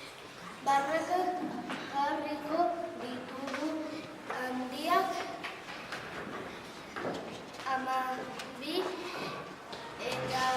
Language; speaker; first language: Basque; non-native, local second language; Spanish